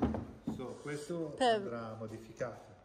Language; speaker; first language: Italian; non-native, learner; English